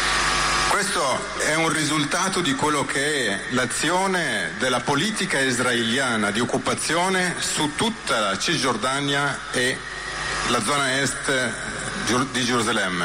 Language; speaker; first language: Italian; native; Italian